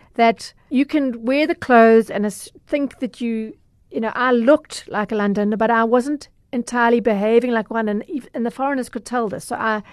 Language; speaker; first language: English; native; English